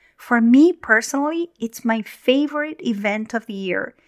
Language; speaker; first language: English; non-native, fluent; Spanish